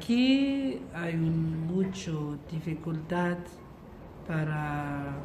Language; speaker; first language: Spanish; non-native, learner; Malagasy